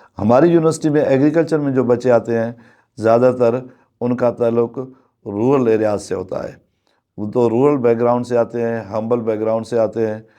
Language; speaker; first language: Urdu; non-native, local second language; Sindhi